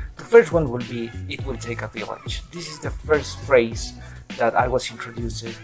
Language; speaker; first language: English; non-native, fluent; Spanish